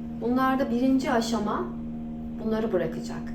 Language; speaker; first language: Turkish; native; Turkish